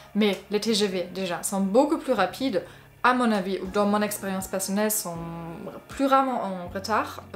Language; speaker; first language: French; non-native, fluent; German